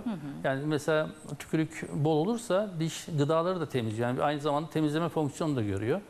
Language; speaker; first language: Turkish; native; Turkish